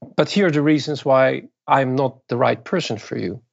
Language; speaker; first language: English; non-native, fluent; Dutch